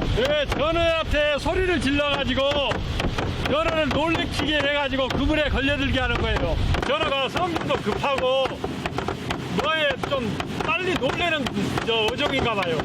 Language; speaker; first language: Korean; native; Korean